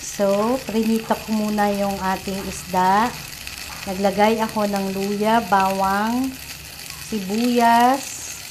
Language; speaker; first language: Filipino; native; Filipino